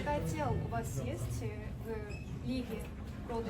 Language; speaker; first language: Russian; non-native, learner; Korean